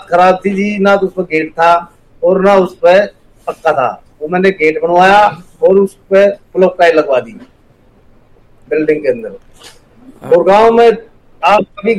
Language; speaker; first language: Hindi; native; Hindi